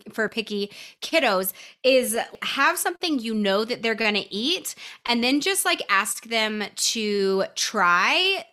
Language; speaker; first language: English; native; English